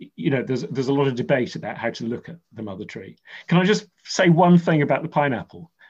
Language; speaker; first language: English; native; English